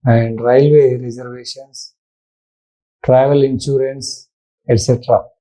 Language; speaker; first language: English; non-native, local second language; Telugu